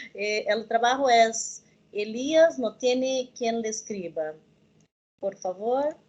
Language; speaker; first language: Spanish; non-native, learner; Portuguese